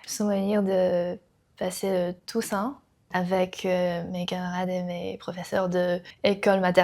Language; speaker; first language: French; non-native, learner; Chinese